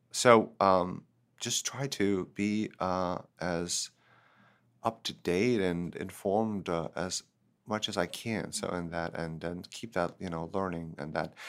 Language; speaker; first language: English; non-native, fluent; Turkish